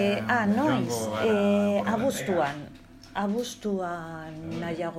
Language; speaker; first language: Basque; non-native, learner; Spanish